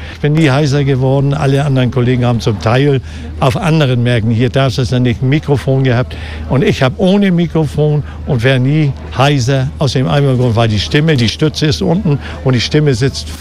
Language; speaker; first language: German; native; German